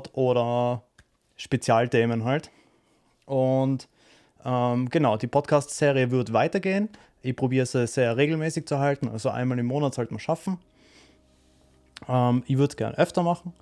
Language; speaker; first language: German; native; German